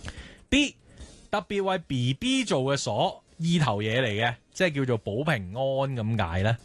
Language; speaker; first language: Cantonese; native; Cantonese